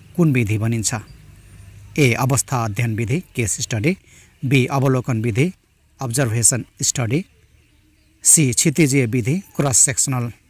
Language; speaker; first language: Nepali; non-native, local second language; Rana Tharu